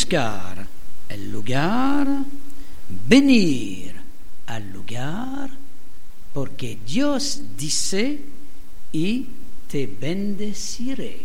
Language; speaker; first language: Spanish; non-native, learner; French